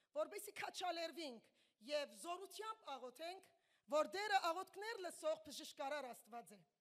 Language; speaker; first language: Armenian; early bilingual, heritage; Armenian